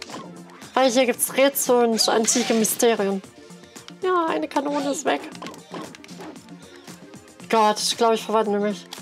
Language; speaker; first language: German; native; German